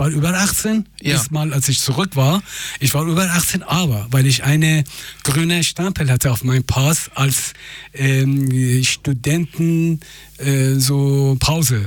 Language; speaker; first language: German; non-native, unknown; Persian